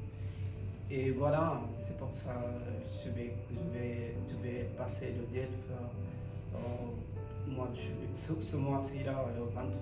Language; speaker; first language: French; non-native, fluent; Bangla